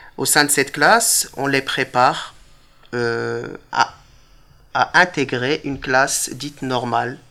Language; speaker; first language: French; early bilingual, other home language; Arabic